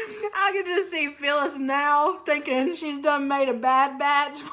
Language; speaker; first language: English; native; English